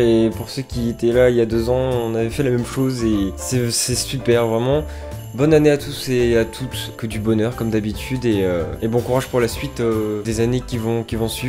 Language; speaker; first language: French; native; French